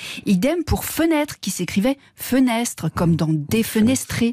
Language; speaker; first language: French; native; French